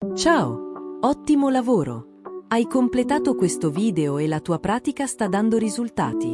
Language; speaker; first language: Italian; native; Italian